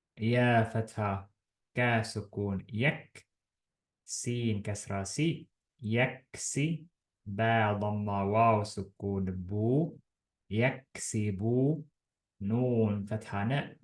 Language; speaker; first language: Arabic; non-native, fluent; Estonian